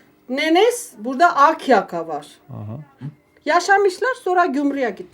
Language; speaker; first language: Turkish; non-native, learner; Armenian